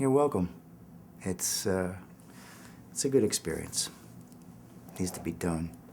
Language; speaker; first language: English; native; English